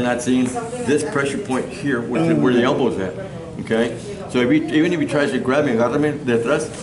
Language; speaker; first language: English; early bilingual, other home language; Spanish